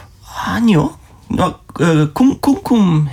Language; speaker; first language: Korean; non-native, learner; German